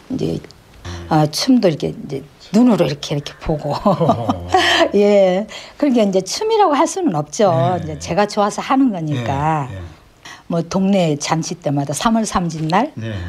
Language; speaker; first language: Korean; native; Korean